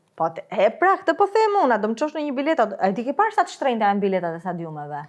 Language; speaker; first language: Albanian; native; Albanian